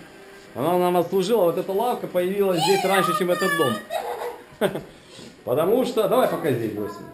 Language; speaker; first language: Russian; native; Russian